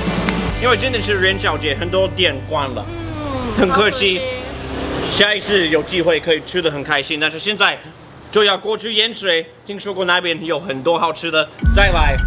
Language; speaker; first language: Chinese; non-native, fluent; English